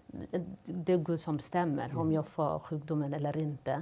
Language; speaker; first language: Swedish; non-native, fluent; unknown